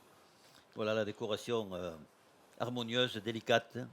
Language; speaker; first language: French; native; French